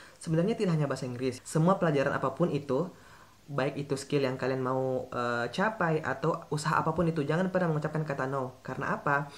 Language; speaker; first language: Indonesian; native; Indonesian